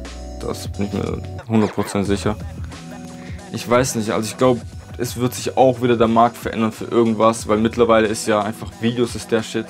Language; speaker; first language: German; native; German